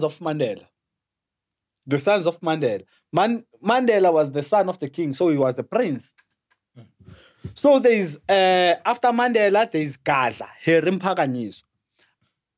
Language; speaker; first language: English; non-native, local second language; Xhosa